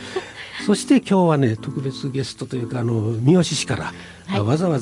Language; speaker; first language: Japanese; native; Japanese